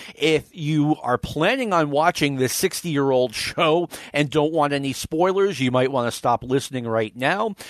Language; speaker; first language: English; native; English